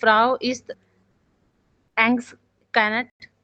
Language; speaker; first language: German; non-native, learner; Hindi